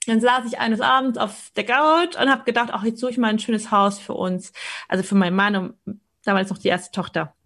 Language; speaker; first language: German; early bilingual, other home language; Polish